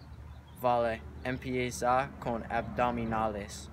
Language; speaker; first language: Spanish; non-native, learner; English